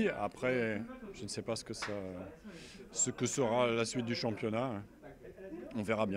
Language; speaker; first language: French; native; French